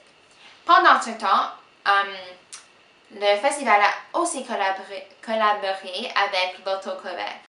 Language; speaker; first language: French; non-native, local second language; English